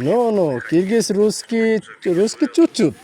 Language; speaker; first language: Russian; non-native, learner; Bangla